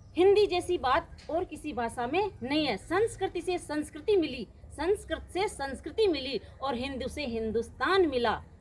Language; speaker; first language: Hindi; native; Hindi